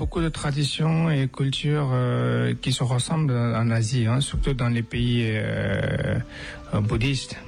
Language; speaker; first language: French; non-native, fluent; Tibetan